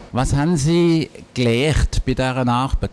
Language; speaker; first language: German; native; German